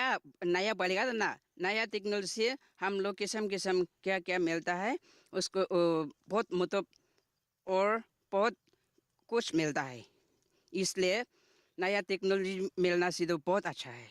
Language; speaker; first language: Hindi; non-native, local second language; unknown